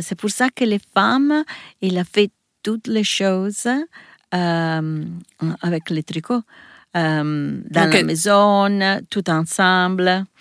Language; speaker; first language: French; non-native, learner; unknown